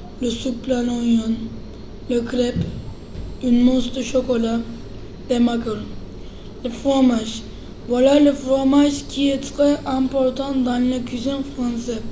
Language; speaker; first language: French; non-native, learner; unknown